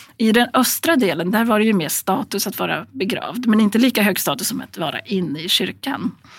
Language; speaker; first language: Swedish; native; Swedish